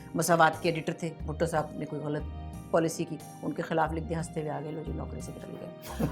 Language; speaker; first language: Urdu; non-native, local second language; Punjabi